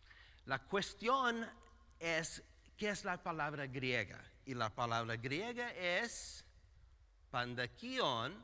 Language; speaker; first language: Spanish; non-native, fluent; English